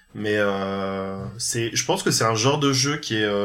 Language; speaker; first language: French; native; French